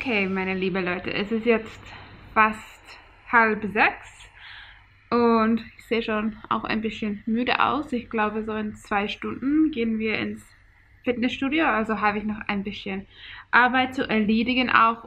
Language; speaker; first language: German; non-native, fluent; Finnish